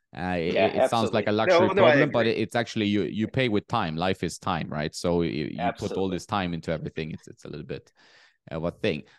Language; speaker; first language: English; non-native, fluent; Swedish